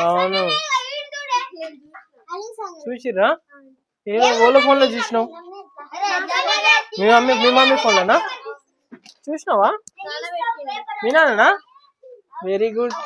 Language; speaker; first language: Telugu; native; Telugu